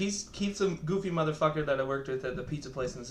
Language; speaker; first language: English; native; English